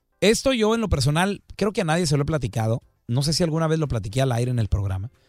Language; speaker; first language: Spanish; native; Spanish